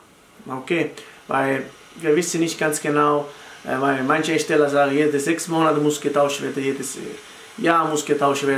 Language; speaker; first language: German; non-native, fluent; Italian